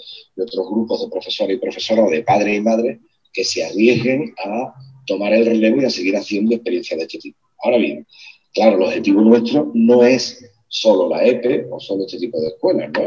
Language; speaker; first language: Spanish; native; Spanish